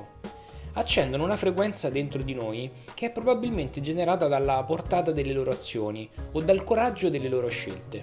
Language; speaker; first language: Italian; native; Italian